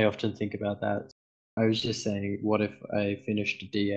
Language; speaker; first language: English; native; English